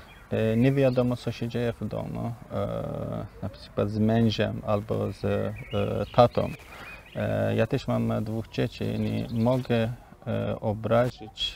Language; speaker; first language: Polish; non-native, learner; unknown